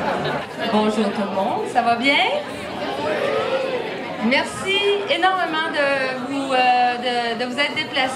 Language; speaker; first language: French; native; French